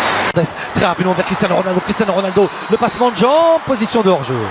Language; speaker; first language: French; native; French